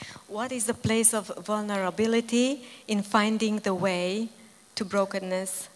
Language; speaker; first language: English; non-native, fluent; Romanian